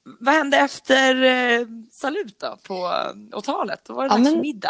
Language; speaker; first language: Swedish; native; Swedish